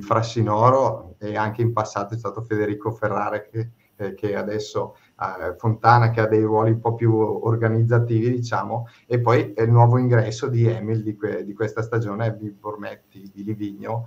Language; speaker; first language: Italian; native; Italian